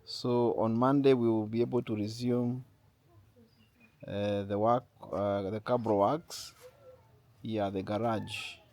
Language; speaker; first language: English; non-native, local second language; Swahili